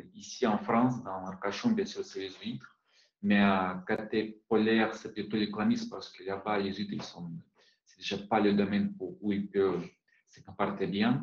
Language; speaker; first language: French; non-native, fluent; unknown